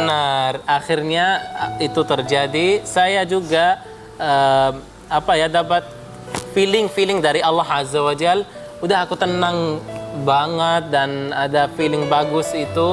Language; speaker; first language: Indonesian; non-native, fluent; Arabic